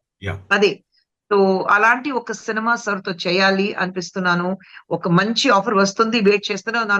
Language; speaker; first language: Telugu; non-native, fluent; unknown